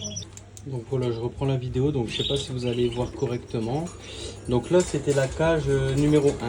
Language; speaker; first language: French; native; French